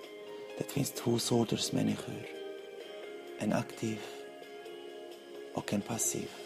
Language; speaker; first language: Swedish; non-native, learner; Arabic